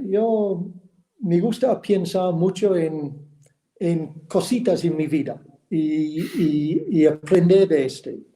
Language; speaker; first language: Spanish; non-native, fluent; English